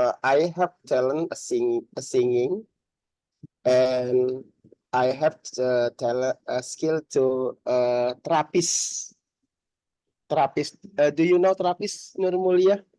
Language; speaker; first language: English; non-native, learner; Indonesian